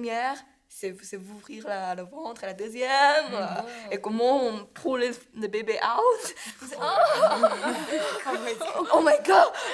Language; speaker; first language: French; non-native, learner; Chinese